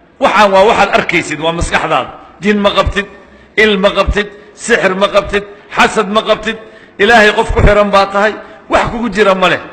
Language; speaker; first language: Somali; native; Somali